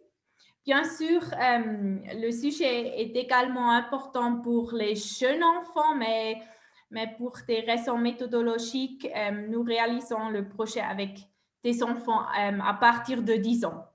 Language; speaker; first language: French; non-native, local second language; German